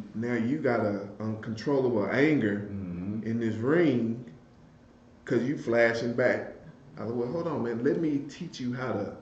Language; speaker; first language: English; native; English